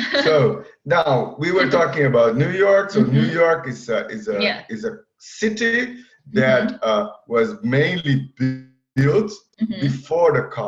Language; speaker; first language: English; non-native, fluent; Portuguese